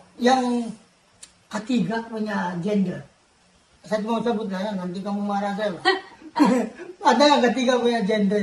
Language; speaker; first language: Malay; non-native, local second language; Filipino